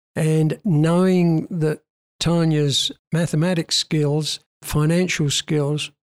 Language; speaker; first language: English; native; English